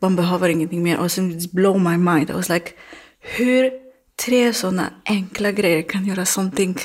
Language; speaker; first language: Swedish; non-native, learner; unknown